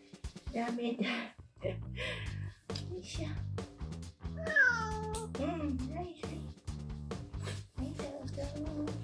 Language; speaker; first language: Japanese; native; Japanese